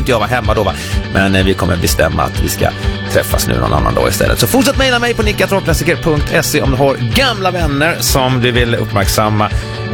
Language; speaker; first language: Swedish; native; Swedish